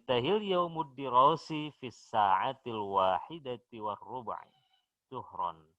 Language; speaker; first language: Arabic; non-native, fluent; Indonesian